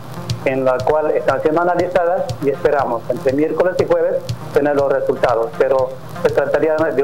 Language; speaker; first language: Spanish; native; Spanish